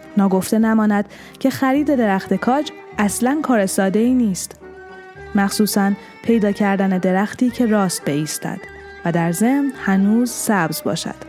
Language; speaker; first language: Persian; non-native, local second language; Armenian